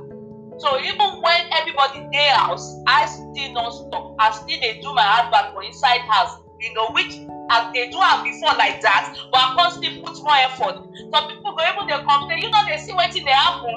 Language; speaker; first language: Nigerian Pidgin; non-native, local second language; Yoruba